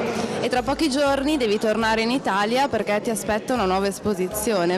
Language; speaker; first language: Italian; native; Italian